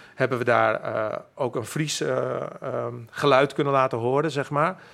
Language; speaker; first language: Dutch; non-native, local second language; Western Frisian